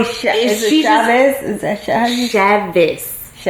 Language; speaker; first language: English; native; English